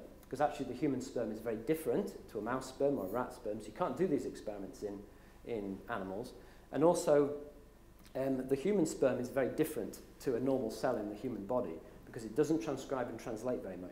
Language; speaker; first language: English; native; English